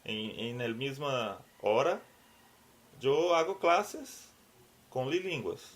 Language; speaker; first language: Spanish; non-native, learner; Portuguese